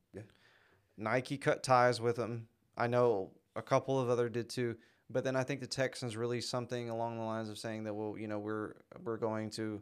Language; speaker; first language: English; native; English